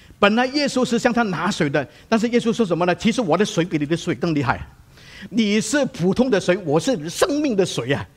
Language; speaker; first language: Chinese; non-native, local second language; Cantonese